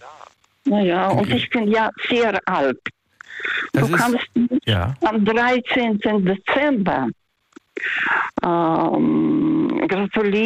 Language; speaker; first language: German; non-native, fluent; Russian